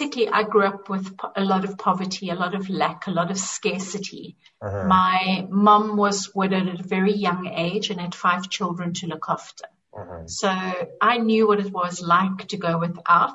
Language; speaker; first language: English; native; English